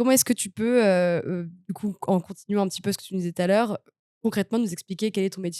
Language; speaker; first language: French; native; French